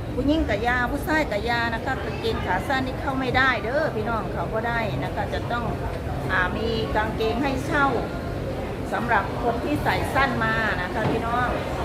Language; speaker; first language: Thai; native; Thai